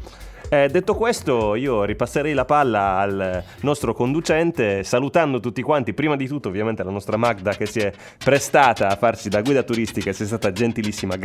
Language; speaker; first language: Italian; native; Italian